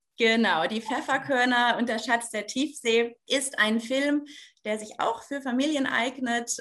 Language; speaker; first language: German; native; German